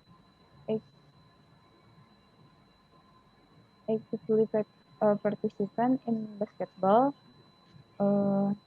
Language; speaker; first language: English; non-native, learner; Indonesian